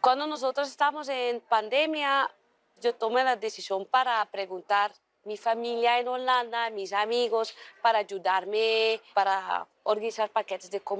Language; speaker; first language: Spanish; non-native, learner; Dutch